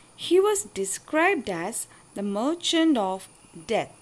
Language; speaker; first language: English; non-native, local second language; Malayalam